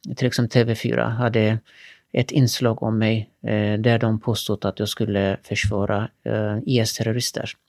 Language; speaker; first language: Swedish; non-native, fluent; Turkish